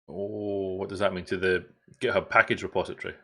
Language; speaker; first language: English; native; English